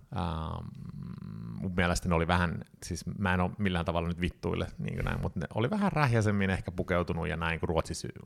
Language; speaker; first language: Finnish; early bilingual, heritage; Finnish